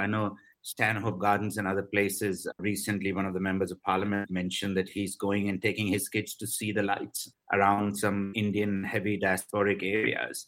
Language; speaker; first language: English; non-native, local second language; Hindi